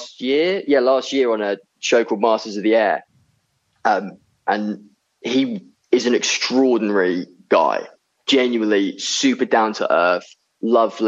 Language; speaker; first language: English; native; English